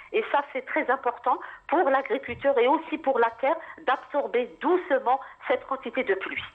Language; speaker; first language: French; non-native, local second language; Arabic